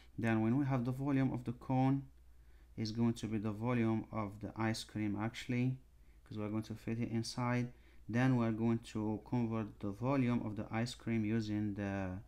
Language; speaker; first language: English; non-native, fluent; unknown